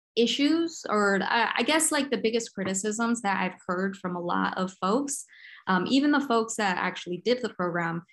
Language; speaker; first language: English; early bilingual, other home language; Spanish